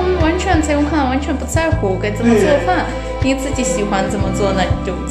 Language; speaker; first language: Chinese; non-native, fluent; Russian